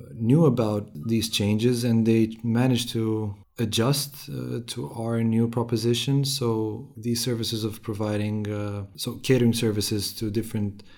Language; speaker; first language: English; non-native, fluent; Romanian